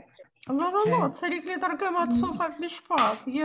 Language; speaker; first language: Hebrew; non-native, fluent; Russian